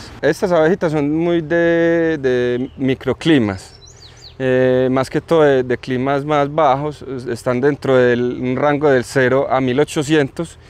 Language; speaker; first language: Spanish; native; Spanish